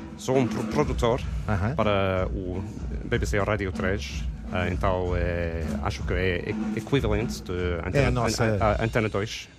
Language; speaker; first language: Portuguese; non-native, learner; English